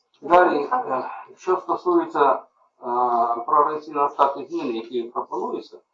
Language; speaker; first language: Ukrainian; native; Ukrainian